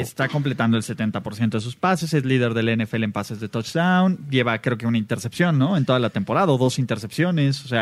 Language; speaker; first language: Spanish; native; Spanish